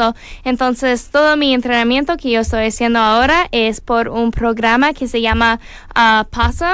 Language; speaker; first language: Spanish; non-native, learner; English